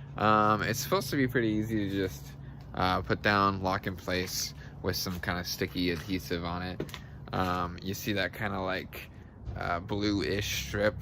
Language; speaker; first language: English; native; English